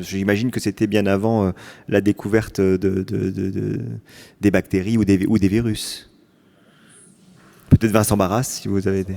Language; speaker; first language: French; native; French